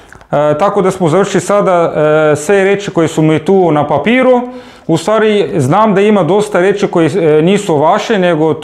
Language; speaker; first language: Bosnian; non-native, fluent; Arabic